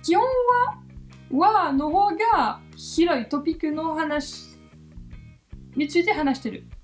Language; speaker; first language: Japanese; non-native, fluent; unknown